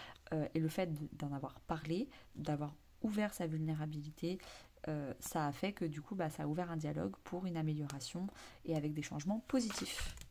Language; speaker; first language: French; native; French